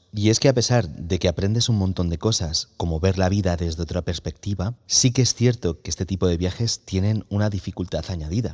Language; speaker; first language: Spanish; native; Spanish